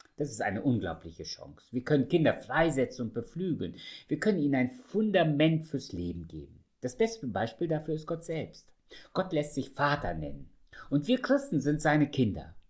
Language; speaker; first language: German; early bilingual, other home language; Russian